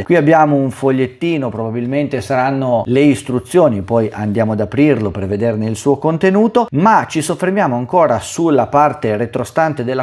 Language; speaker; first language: Italian; native; Italian